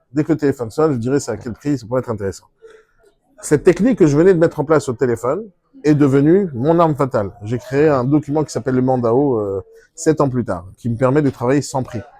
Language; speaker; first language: French; non-native, fluent; Hebrew